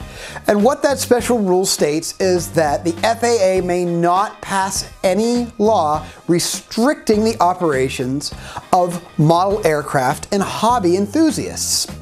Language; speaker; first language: English; native; English